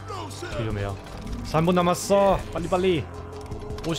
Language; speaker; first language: Korean; non-native, learner; German